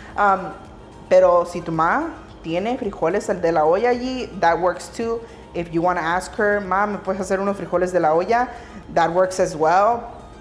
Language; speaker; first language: Spanish; early bilingual, heritage; Spanish